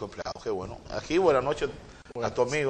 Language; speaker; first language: Spanish; native; Spanish